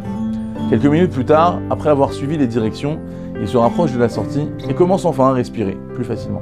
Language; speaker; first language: French; native; French